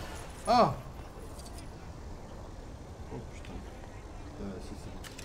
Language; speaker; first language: French; native; French